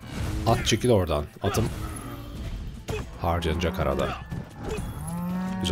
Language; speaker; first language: Turkish; native; Turkish